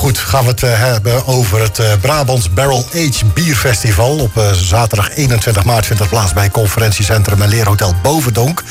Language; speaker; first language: Dutch; native; Dutch